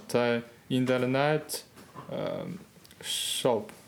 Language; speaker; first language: Ukrainian; non-native, learner; Chinese